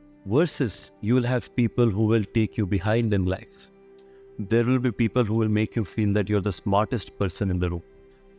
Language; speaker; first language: English; non-native, local second language; Hindi